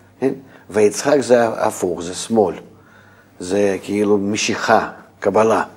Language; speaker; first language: Hebrew; non-native, fluent; Russian